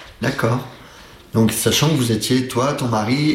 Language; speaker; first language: French; native; French